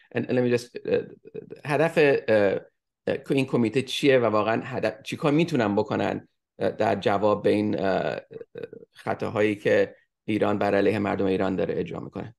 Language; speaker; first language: Persian; early bilingual, heritage; Persian